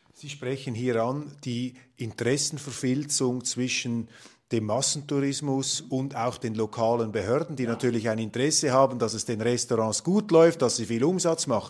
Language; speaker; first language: German; native; German